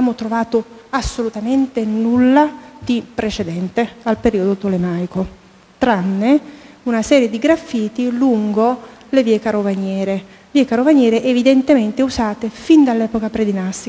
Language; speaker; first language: Italian; native; Italian